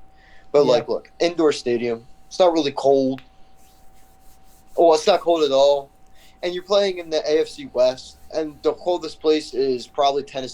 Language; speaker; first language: English; native; English